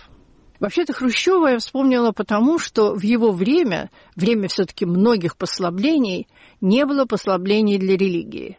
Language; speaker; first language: Russian; native; Russian